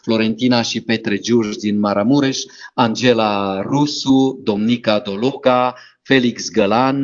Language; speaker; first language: Romanian; native; Romanian